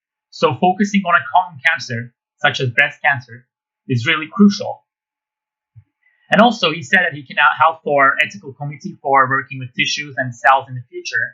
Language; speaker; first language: English; non-native, fluent; Turkish